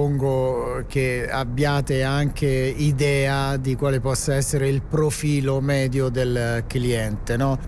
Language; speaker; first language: Italian; native; Italian